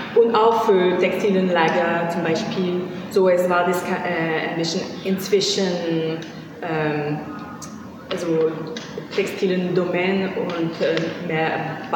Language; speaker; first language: German; non-native, learner; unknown